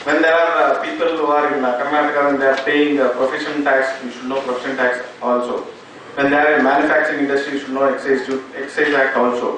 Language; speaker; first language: English; non-native, local second language; Kannada